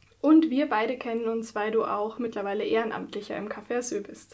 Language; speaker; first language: German; native; German